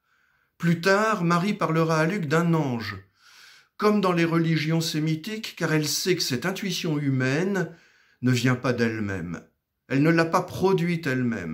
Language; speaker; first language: French; native; French